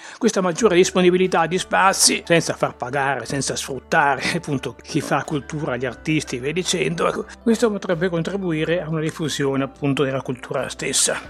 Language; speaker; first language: Italian; native; Italian